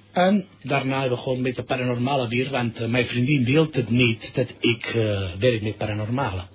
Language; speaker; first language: Dutch; non-native, fluent; Catalan